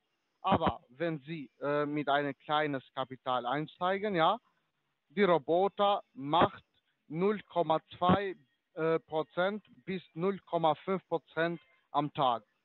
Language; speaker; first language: German; non-native, learner; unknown